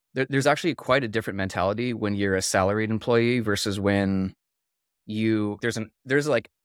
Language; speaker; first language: English; native; English